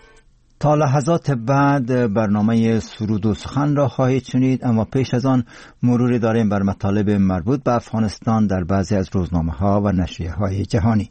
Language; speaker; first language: Persian; native; Persian